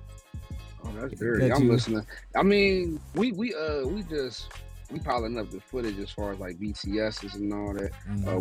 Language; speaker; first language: English; native; English